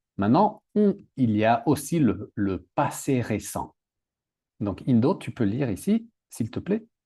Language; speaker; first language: French; native; French